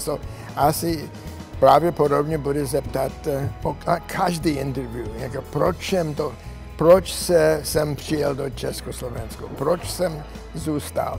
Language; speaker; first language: Czech; non-native, learner; English